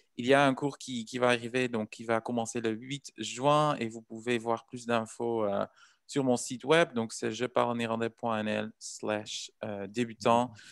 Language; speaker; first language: French; non-native, fluent; Dutch